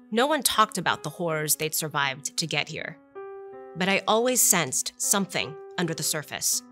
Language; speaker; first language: English; native; English